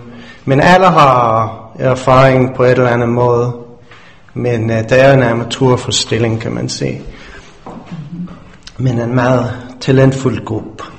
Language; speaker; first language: Danish; non-native, fluent; English